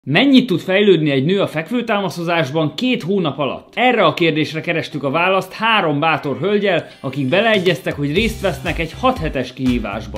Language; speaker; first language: Hungarian; native; Hungarian